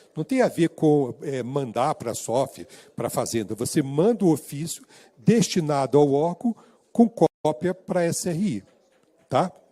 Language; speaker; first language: Portuguese; native; Portuguese